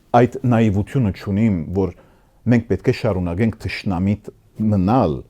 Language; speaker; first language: Armenian; early bilingual, heritage; Armenian